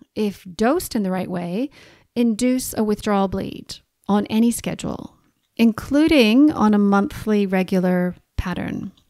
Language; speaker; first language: English; native; English